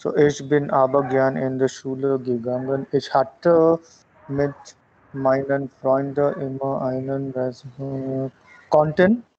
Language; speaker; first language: German; non-native, learner; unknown